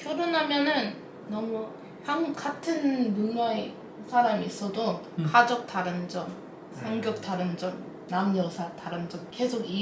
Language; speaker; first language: Korean; non-native, fluent; English